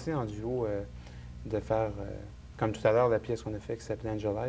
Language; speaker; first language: French; native; French